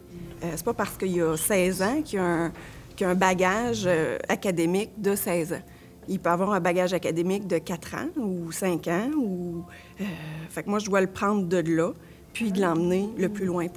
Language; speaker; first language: French; native; French